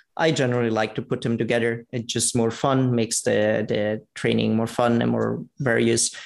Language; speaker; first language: English; non-native, fluent; Italian